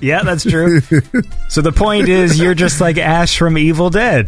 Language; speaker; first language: English; native; English